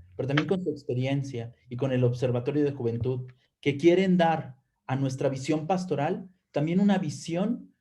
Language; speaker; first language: Spanish; native; Spanish